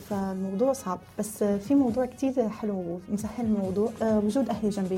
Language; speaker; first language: Arabic; native; Arabic